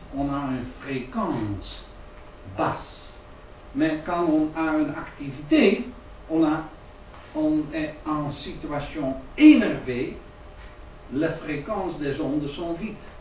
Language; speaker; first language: French; non-native, learner; Dutch